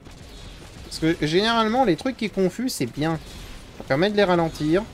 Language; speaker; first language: French; native; French